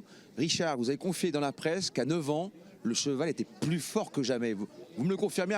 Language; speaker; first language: French; native; French